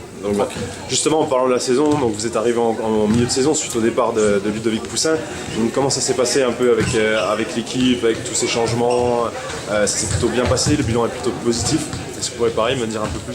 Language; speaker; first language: French; native; French